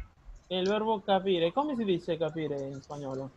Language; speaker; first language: Italian; non-native, fluent; Spanish